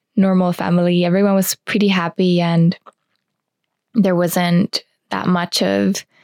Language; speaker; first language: English; non-native, fluent; Finnish